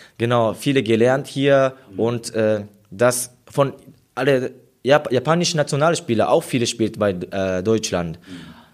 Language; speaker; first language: German; non-native, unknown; Japanese